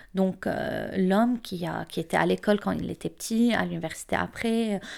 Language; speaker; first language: French; non-native, local second language; Arabic